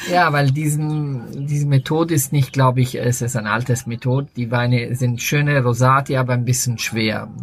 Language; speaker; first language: German; early bilingual, other home language; Italian